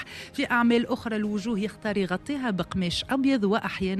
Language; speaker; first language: Arabic; native; Arabic